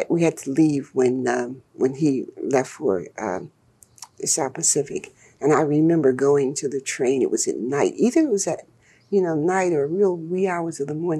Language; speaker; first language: English; native; English